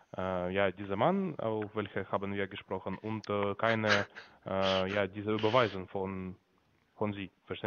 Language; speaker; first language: German; non-native, learner; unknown